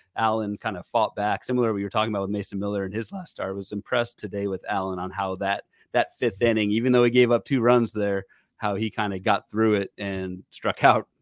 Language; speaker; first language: English; native; English